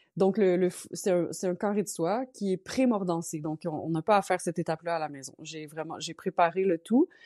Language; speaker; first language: French; native; French